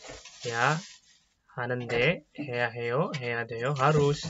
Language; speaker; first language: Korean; non-native, fluent; Indonesian